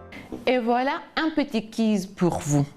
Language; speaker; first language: French; non-native, fluent; Ukrainian